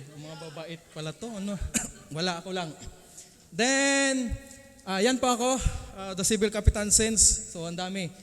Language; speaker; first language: Filipino; non-native, local second language; Cebuano